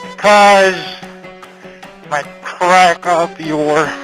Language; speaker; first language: English; non-native, local second language; Filipino